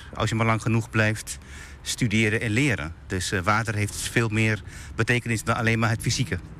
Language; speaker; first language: Dutch; non-native, fluent; Turkish